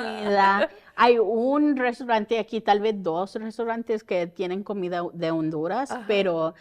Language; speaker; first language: Spanish; early bilingual, heritage; Spanish